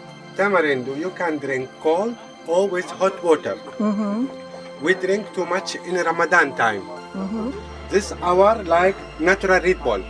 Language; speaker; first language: English; non-native, learner; Arabic